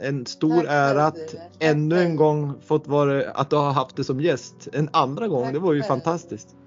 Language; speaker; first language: Swedish; native; Swedish